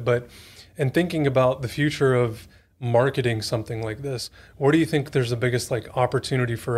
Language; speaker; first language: English; native; English